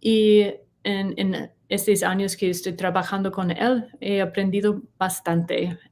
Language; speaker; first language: Spanish; non-native, learner; English